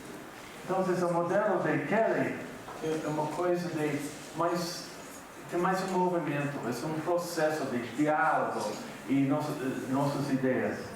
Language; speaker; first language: Portuguese; non-native, fluent; English